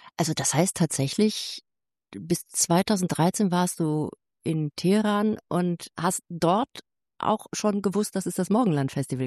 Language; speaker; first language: German; native; German